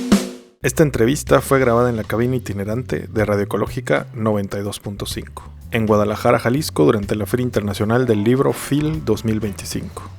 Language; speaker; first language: Spanish; native; Spanish